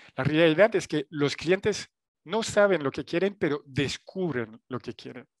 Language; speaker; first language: Spanish; non-native, fluent; French